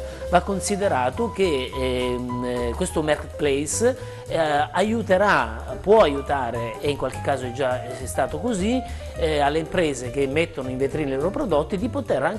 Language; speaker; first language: Italian; native; Italian